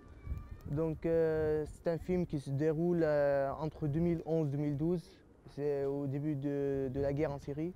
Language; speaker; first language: French; early bilingual, other home language; Arabic